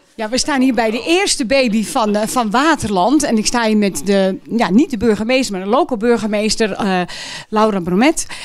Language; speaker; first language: Dutch; native; Dutch